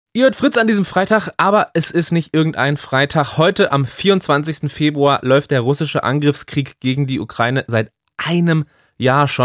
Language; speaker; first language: German; native; German